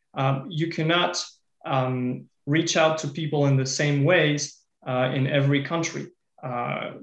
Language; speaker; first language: English; non-native, fluent; French